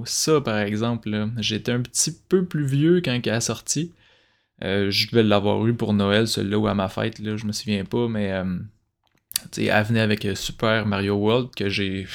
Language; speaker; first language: French; native; French